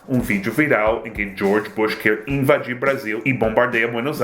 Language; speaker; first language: Portuguese; non-native, fluent; English